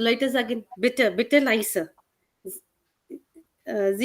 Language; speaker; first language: German; non-native, learner; Hindi